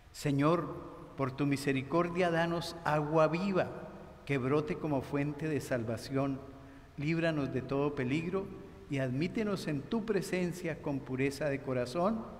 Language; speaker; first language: Spanish; native; Spanish